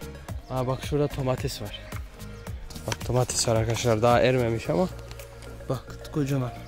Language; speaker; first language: Turkish; early bilingual, heritage; Turkish